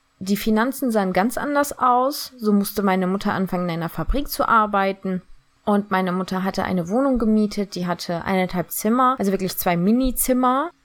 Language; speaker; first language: German; early bilingual, other home language; Turkish